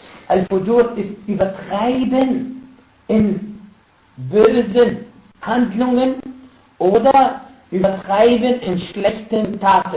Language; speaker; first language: German; non-native, fluent; Arabic